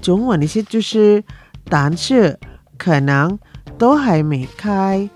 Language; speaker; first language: Chinese; non-native, local second language; Indonesian